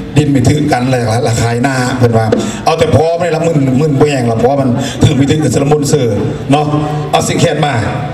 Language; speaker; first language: Thai; non-native, local second language; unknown